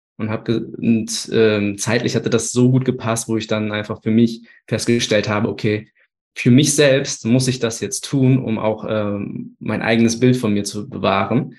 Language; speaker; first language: German; early bilingual, other home language; Turkish